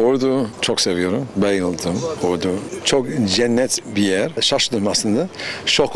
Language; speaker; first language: Turkish; non-native, learner; English